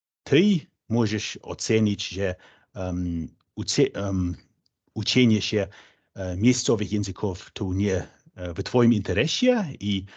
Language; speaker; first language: Polish; non-native, fluent; English